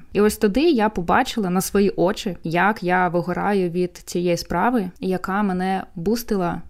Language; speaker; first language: Ukrainian; non-native, local second language; Russian